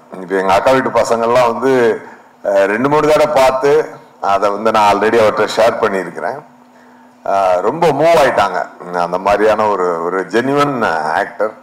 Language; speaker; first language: Tamil; native; Tamil